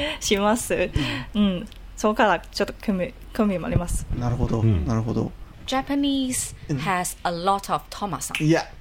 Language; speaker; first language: Japanese; non-native, learner; Cantonese